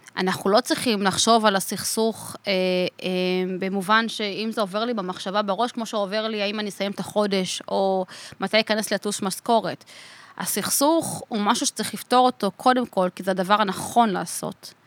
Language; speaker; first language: Hebrew; native; Hebrew